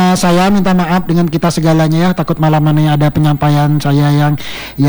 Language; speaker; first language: Indonesian; non-native, local second language; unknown